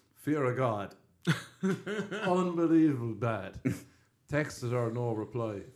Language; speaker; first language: English; native; English